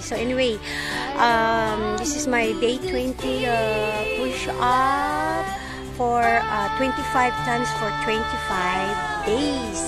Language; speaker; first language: English; non-native, learner; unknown